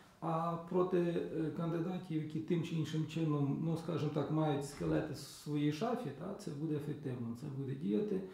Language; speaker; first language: Ukrainian; native; Ukrainian